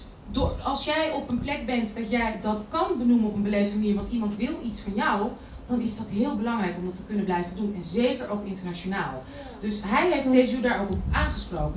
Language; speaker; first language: Dutch; native; Dutch